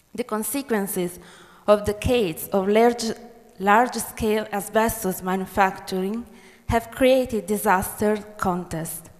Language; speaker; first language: English; non-native, fluent; Italian